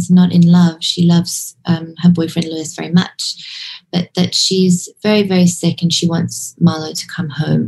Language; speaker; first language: English; native; English